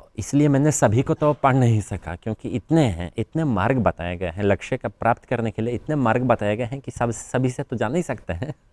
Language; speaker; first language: Hindi; non-native, fluent; Polish